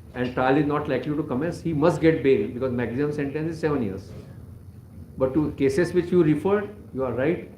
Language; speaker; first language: English; non-native, local second language; Marathi